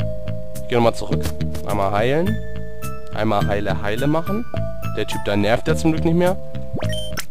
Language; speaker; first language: German; native; German